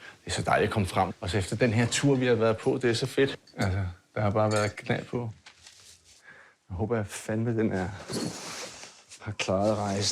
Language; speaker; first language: Danish; native; Danish